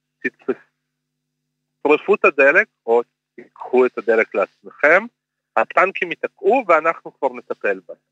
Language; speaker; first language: Hebrew; early bilingual, other home language; Russian